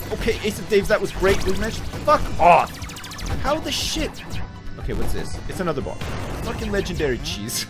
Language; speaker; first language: English; native; English